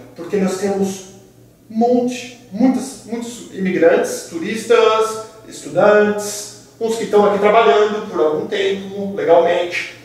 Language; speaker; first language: Portuguese; native; Portuguese